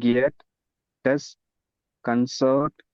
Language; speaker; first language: German; non-native, learner; Tamil